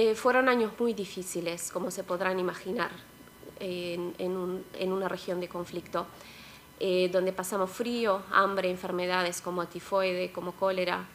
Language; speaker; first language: Spanish; non-native, fluent; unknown